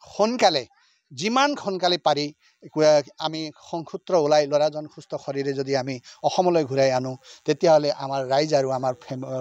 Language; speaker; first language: Assamese; non-native, local second language; Nepali